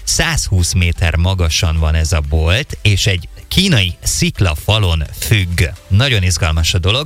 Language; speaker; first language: Hungarian; native; Hungarian